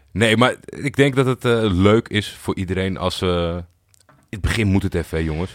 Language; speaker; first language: Dutch; native; Dutch